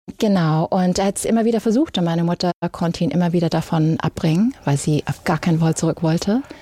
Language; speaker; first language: German; early bilingual, other home language; English